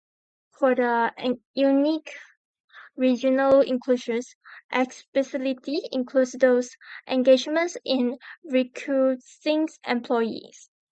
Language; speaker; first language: English; non-native, learner; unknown